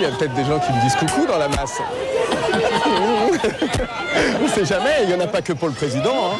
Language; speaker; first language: French; native; French